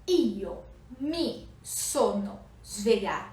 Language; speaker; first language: Italian; non-native, fluent; Portuguese